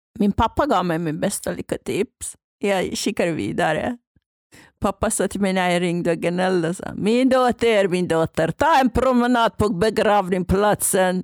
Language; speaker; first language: Swedish; non-native, fluent; Persian